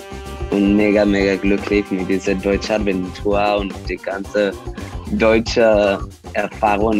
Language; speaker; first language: German; non-native, fluent; Spanish